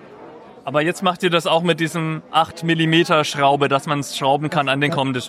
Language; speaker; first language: German; native; German